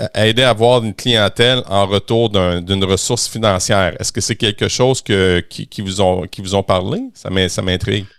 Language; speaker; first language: French; native; French